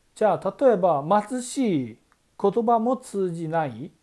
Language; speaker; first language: Japanese; non-native, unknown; Chinese